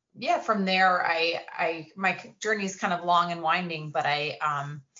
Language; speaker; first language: English; native; English